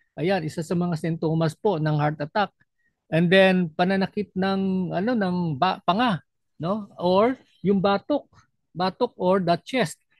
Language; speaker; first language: Filipino; non-native, local second language; Cebuano